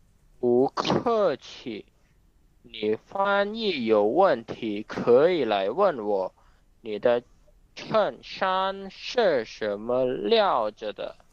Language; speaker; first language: Chinese; non-native, learner; Indonesian